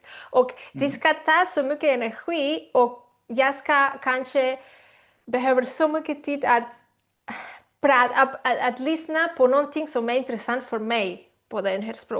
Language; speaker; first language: Swedish; non-native, learner; Spanish